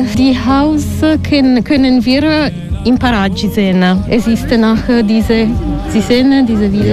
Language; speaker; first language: German; non-native, learner; Italian